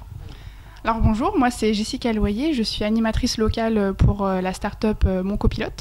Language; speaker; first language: French; native; French